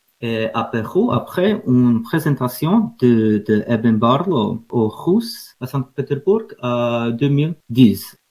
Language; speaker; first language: French; non-native, learner; English